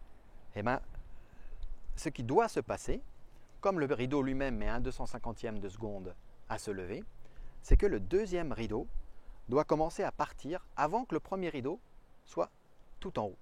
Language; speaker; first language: French; native; French